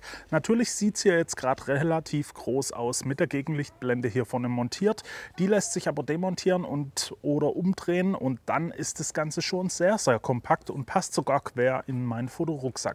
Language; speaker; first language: German; native; German